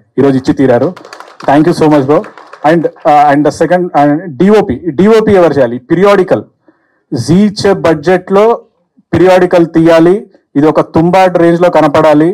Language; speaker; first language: Telugu; native; Telugu